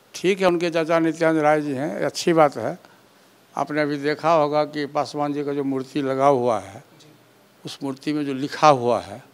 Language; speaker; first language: Hindi; native; Hindi